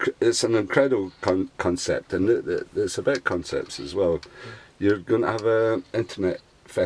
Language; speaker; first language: English; native; English